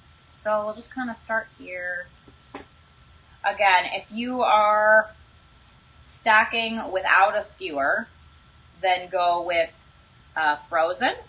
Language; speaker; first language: English; native; English